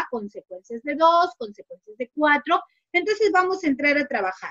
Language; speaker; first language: Spanish; native; Spanish